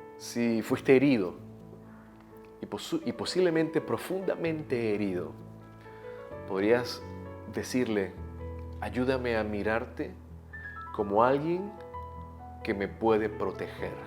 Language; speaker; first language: Spanish; native; Spanish